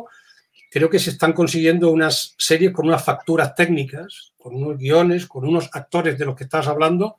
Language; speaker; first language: Spanish; native; Spanish